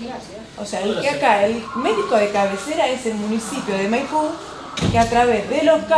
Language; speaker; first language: Spanish; native; Spanish